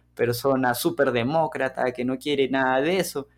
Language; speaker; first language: Spanish; native; Spanish